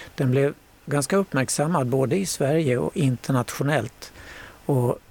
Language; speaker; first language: Swedish; native; Swedish